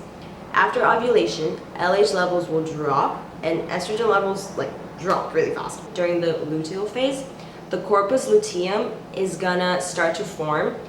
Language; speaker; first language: English; native; English